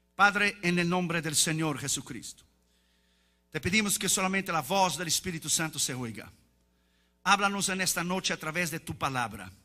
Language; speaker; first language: Spanish; non-native, fluent; Portuguese